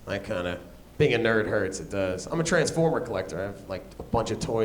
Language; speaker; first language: English; native; English